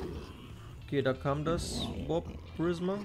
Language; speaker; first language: German; native; German